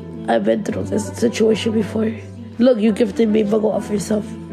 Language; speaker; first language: English; early bilingual, other home language; Spanish